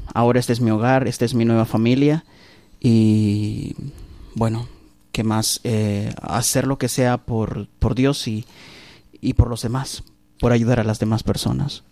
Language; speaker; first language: Spanish; native; Spanish